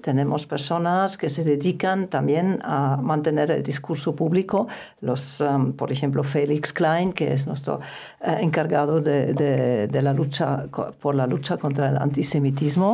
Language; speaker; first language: Spanish; non-native, fluent; German